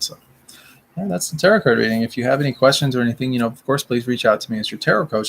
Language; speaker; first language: English; native; English